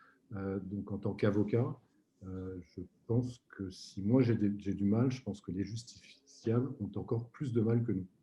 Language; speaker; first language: French; native; French